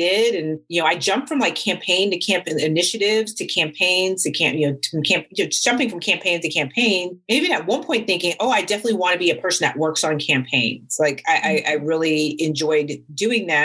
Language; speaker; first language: English; native; English